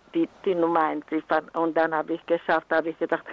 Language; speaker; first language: German; non-native, fluent; Croatian